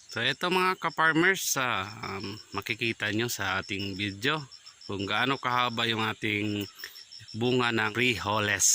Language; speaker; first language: Filipino; non-native, local second language; Chavacano